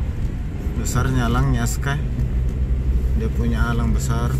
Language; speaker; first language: Indonesian; native; Indonesian